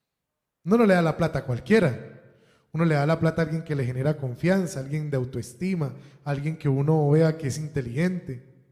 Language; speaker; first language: Spanish; native; Spanish